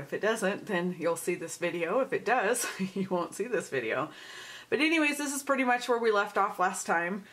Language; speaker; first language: English; native; English